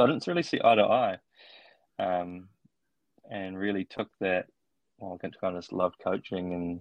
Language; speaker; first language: English; native; English